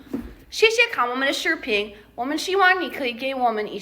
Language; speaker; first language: Chinese; non-native, learner; English